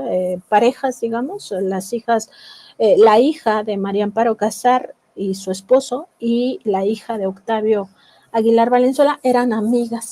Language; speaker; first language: Spanish; native; Spanish